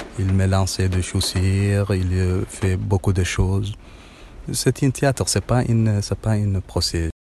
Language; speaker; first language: French; non-native, learner; Arabic